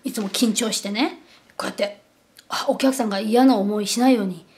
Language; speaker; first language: Japanese; non-native, fluent; Korean